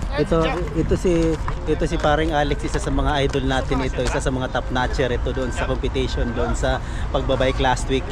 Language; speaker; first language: Filipino; non-native, local second language; Cebuano